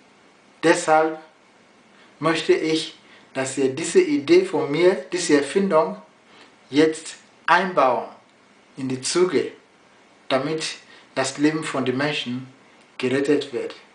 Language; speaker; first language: German; non-native, fluent; Yoruba